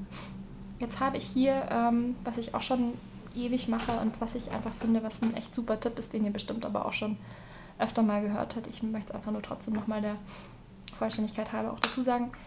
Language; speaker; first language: German; native; German